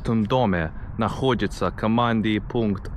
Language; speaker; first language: Russian; non-native, learner; English